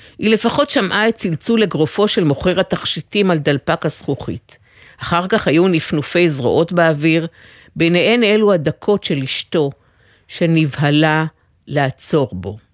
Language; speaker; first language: Hebrew; native; Hebrew